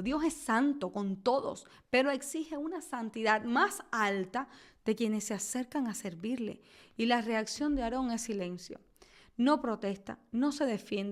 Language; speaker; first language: Spanish; native; Spanish